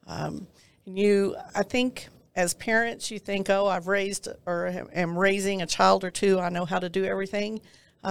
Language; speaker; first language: English; native; English